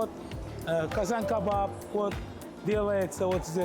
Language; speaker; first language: Russian; non-native, learner; Uzbek